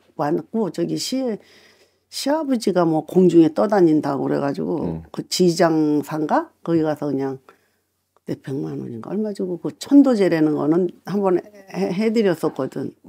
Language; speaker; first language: Korean; native; Korean